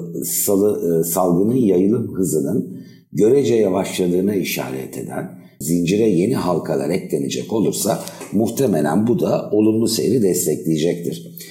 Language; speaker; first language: Turkish; native; Turkish